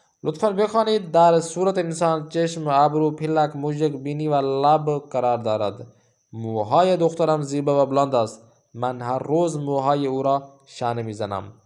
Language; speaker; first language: Persian; non-native, fluent; Urdu